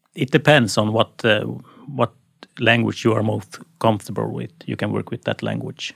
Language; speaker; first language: English; non-native, fluent; Swedish